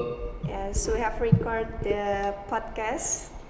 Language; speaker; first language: English; non-native, learner; Indonesian